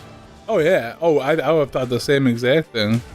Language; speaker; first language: English; native; English